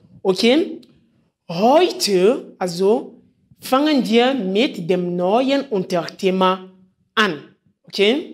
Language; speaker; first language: German; non-native, fluent; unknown